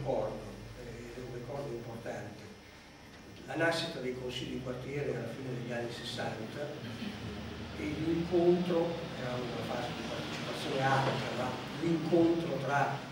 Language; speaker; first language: Italian; native; Italian